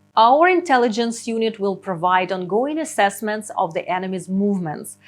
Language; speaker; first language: English; non-native, fluent; Ukrainian